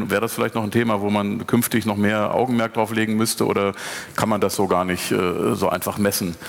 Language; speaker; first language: German; native; German